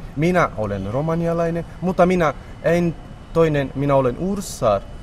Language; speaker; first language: Finnish; non-native, learner; Romany